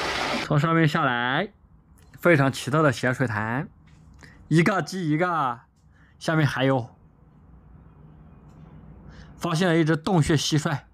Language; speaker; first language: Chinese; native; Chinese